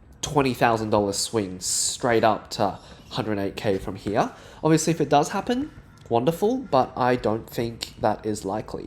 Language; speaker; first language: English; native; English